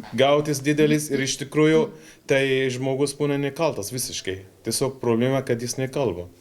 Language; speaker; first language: Lithuanian; non-native, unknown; Arabic